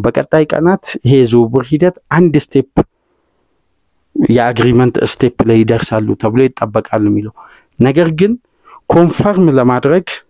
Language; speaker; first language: Amharic; native; Amharic